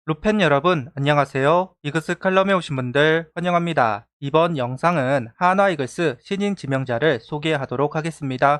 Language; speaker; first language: Korean; native; Korean